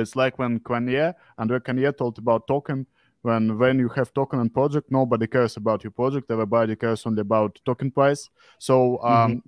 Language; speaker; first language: English; non-native, fluent; Russian